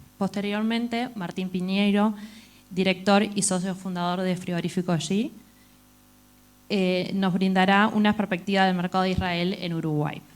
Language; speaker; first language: Spanish; native; Spanish